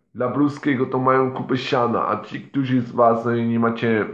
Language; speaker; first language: Polish; non-native, fluent; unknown